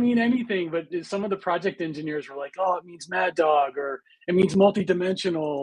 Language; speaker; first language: English; native; English